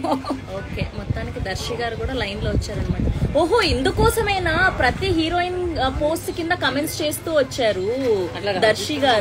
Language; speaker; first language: Telugu; native; Telugu